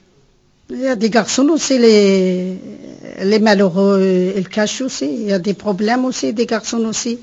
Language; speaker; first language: French; non-native, learner; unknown